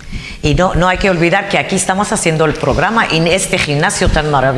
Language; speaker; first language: Spanish; native; Spanish